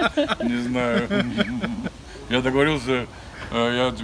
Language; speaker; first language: Russian; native; Russian